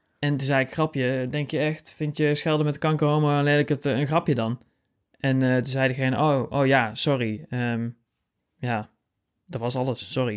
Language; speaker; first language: Dutch; native; Dutch